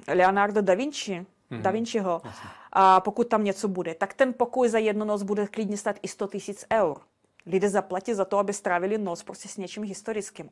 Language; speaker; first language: Czech; non-native, fluent; Russian